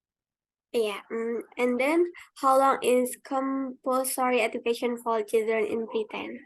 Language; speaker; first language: English; non-native, learner; Indonesian